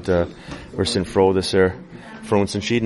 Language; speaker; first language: German; non-native, fluent; English